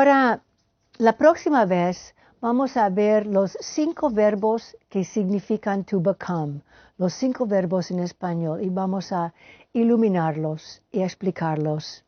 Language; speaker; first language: Spanish; non-native, fluent; English